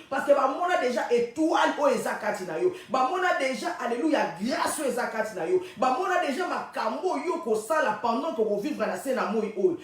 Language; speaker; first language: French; non-native, local second language; Lingala